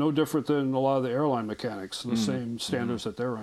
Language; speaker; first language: English; native; English